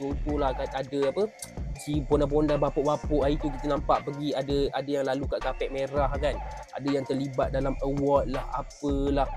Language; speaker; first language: Malay; native; Malay